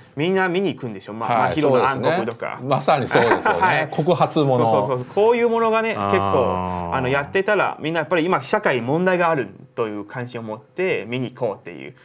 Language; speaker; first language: Japanese; non-native, fluent; Chinese